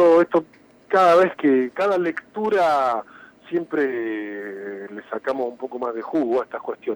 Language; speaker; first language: Spanish; native; Spanish